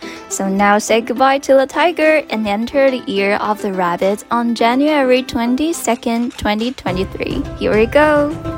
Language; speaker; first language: English; non-native, fluent; Chinese